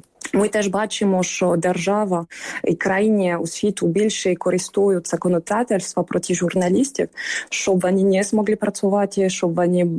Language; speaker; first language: Ukrainian; non-native, fluent; French